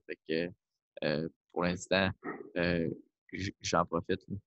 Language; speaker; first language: French; native; French